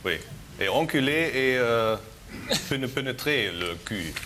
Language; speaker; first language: French; non-native, learner; German